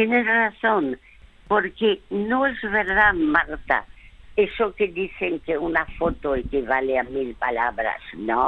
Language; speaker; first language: Spanish; early bilingual, other home language; French